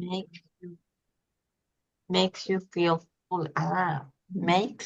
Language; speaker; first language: English; non-native, learner; Spanish